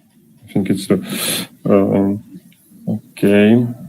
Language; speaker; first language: English; non-native, learner; Russian